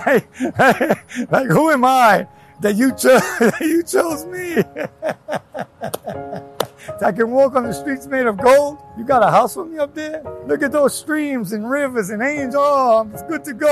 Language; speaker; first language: English; native; English